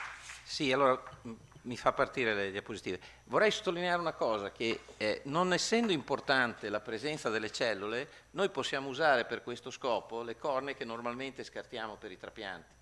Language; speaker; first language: Italian; native; Italian